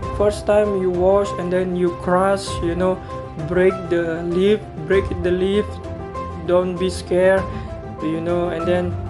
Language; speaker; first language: English; non-native, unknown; Indonesian